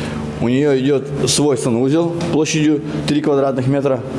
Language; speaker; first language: Russian; native; Russian